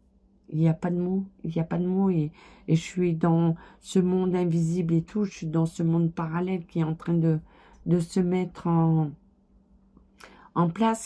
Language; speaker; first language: French; native; French